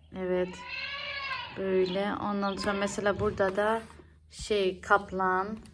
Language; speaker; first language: Turkish; early bilingual, heritage; Turkish